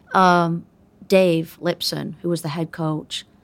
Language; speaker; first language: English; native; English